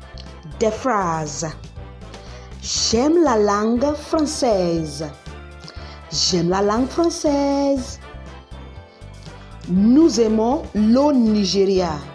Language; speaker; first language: French; non-native, learner; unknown